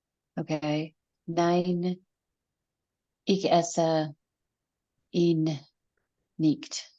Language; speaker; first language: German; non-native, learner; English